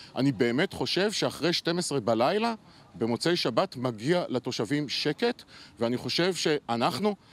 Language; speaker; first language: Hebrew; native; Hebrew